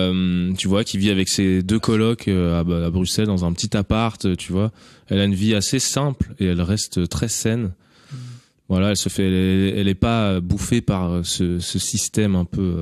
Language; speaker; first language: French; native; French